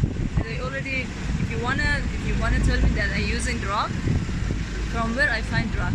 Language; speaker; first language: English; non-native, learner; Persian